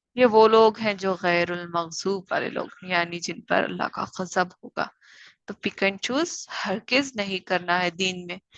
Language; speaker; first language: Urdu; native; Urdu